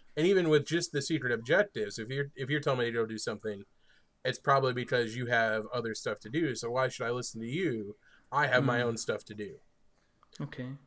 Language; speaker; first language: English; native; English